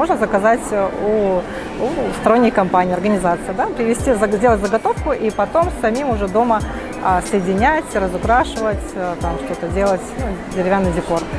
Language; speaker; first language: Russian; native; Russian